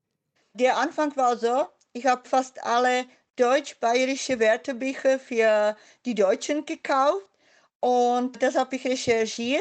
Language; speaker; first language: German; non-native, fluent; Czech